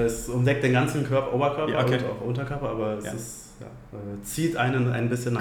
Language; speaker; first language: German; native; German